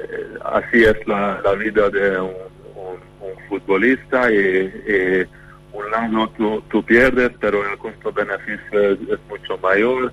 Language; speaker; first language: Spanish; non-native, fluent; Hungarian